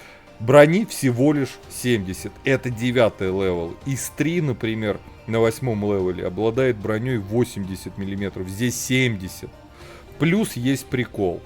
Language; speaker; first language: Russian; native; Russian